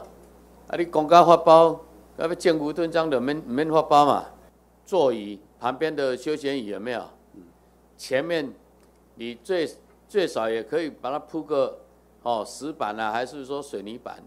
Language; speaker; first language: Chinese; non-native, local second language; Min Nan Chinese